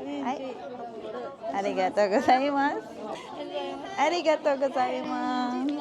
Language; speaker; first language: Japanese; non-native, learner; Filipino